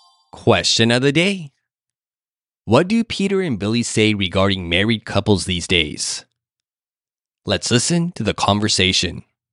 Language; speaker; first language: English; native; English